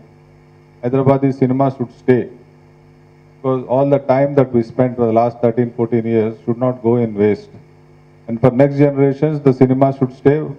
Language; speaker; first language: Telugu; native; Telugu